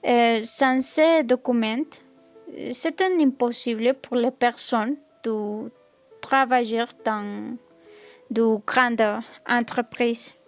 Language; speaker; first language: French; non-native, learner; Spanish